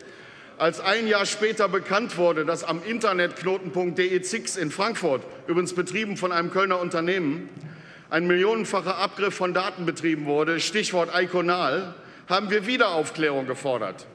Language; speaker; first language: German; native; German